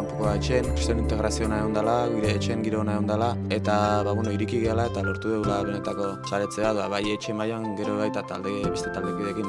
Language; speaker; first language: Basque; native; Basque